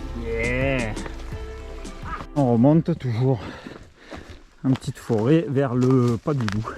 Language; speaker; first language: French; native; French